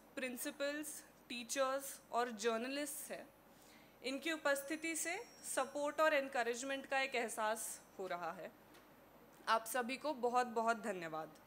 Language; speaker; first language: Hindi; non-native, local second language; Marathi